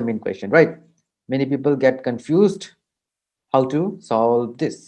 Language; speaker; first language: English; non-native, local second language; Hindi